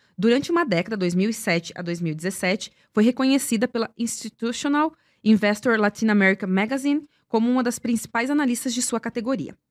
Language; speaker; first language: Portuguese; native; Portuguese